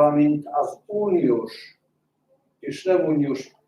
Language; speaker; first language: Hungarian; non-native, fluent; Polish